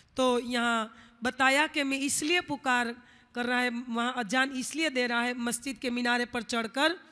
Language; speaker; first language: Hindi; non-native, local second language; Gujarati